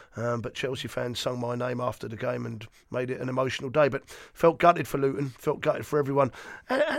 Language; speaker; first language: English; native; English